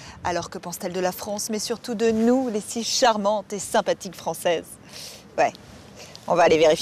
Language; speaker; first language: French; native; French